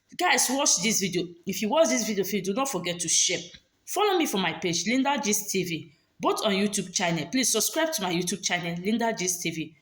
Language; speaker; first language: Nigerian Pidgin; native; Nigerian Pidgin